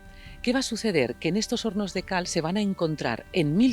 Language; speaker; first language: Spanish; native; Spanish